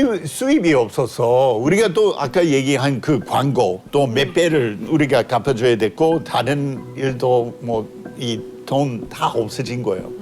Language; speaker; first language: Korean; non-native, fluent; English